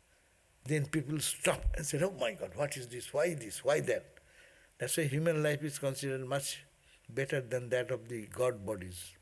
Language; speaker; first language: English; non-native, local second language; Bangla